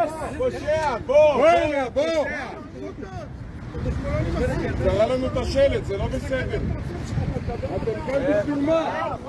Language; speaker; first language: Hebrew; native; Hebrew